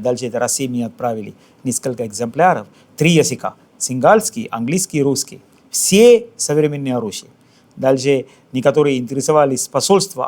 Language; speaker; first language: Russian; non-native, fluent; Sinhala